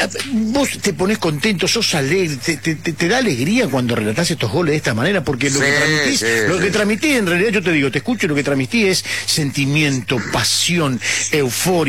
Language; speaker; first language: Spanish; native; Spanish